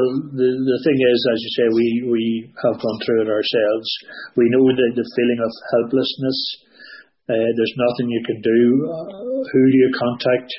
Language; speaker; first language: English; native; English